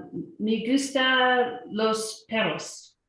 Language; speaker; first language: Spanish; non-native, learner; English